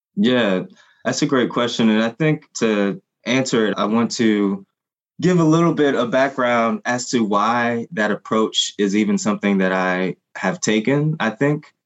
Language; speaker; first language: English; non-native, fluent; Haitian Creole